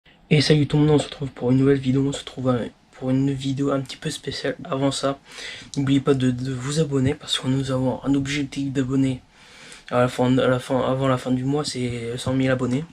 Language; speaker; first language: French; native; French